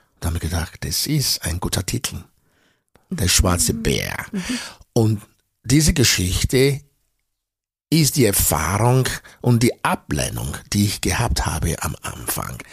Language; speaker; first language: German; non-native, fluent; Bini